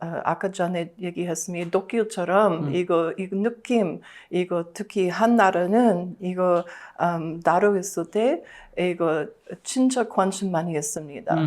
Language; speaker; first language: Korean; non-native, learner; English